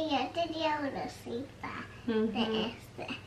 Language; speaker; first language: Spanish; early bilingual, heritage; Spanish